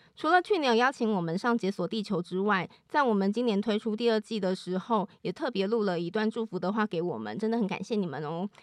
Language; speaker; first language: Chinese; native; Chinese